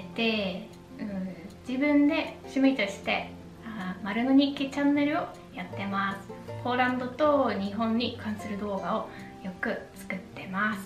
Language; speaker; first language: Japanese; non-native, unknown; Polish